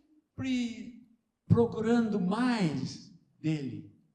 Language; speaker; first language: Portuguese; non-native, fluent; English